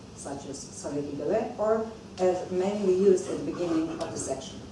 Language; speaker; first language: English; non-native, fluent; Hebrew